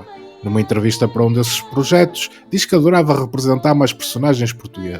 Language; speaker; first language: Portuguese; native; Portuguese